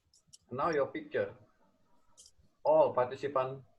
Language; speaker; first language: English; non-native, learner; Indonesian